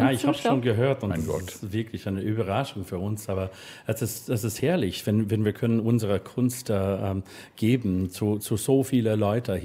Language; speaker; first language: German; non-native, learner; English